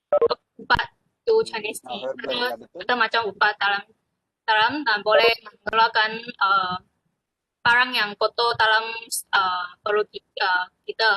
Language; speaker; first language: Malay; non-native, local second language; Chinese